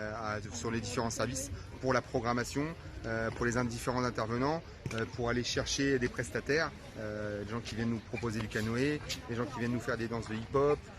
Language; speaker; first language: French; native; French